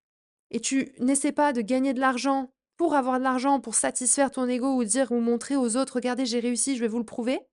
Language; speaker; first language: French; native; French